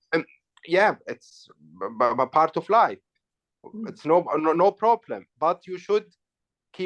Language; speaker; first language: English; non-native, learner; Arabic